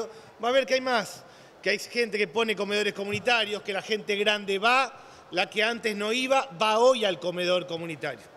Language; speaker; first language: Spanish; native; Spanish